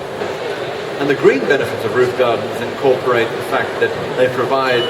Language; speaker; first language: English; native; English